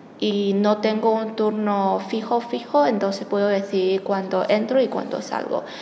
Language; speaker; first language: Spanish; non-native, fluent; Chinese